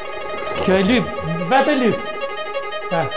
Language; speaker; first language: Albanian; native; Albanian